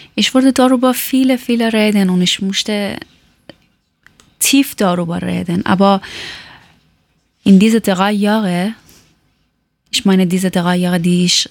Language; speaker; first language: German; non-native, learner; Persian